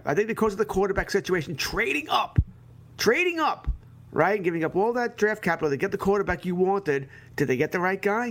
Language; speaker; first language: English; native; English